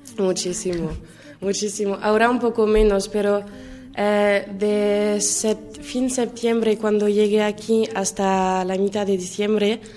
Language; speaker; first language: Spanish; non-native, learner; French